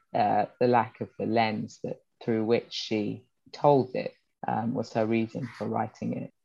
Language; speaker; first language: English; early bilingual, other home language; Yoruba